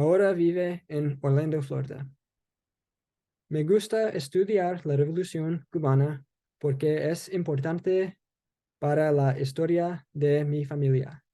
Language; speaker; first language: Spanish; non-native, learner; English